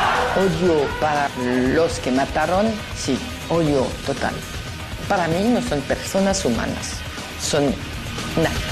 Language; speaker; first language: Spanish; non-native, fluent; French